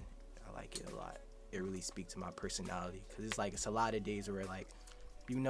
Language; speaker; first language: English; native; English